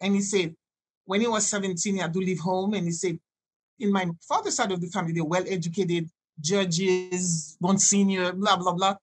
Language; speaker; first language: English; non-native, fluent; French